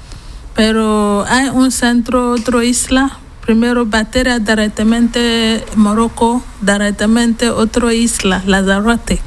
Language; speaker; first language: Spanish; non-native, learner; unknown